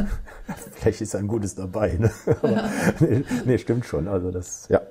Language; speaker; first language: German; native; German